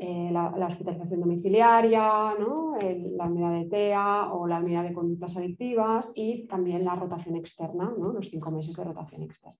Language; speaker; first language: Spanish; native; Spanish